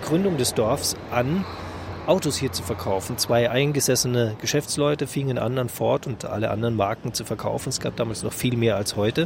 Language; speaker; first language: German; native; German